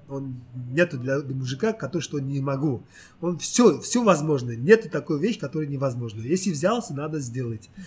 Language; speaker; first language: Russian; non-native, local second language; Tajik